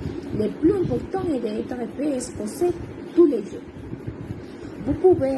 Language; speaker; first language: French; non-native, learner; Spanish